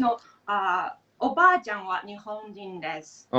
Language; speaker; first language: Japanese; non-native, learner; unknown